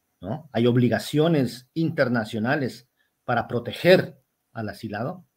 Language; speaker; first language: Spanish; native; Spanish